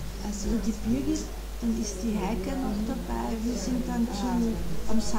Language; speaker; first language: German; native; German